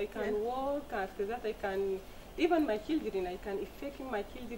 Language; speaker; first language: English; non-native, fluent; Arabic